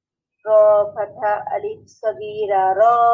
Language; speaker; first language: Arabic; non-native, learner; Bangla